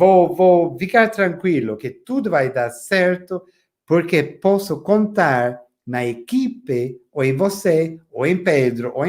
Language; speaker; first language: Portuguese; non-native, fluent; English